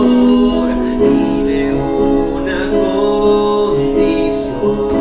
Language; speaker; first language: Spanish; native; Spanish